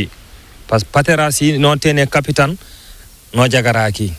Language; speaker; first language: Spanish; non-native, learner; Fula